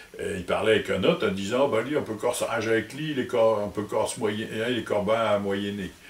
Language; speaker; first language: French; native; French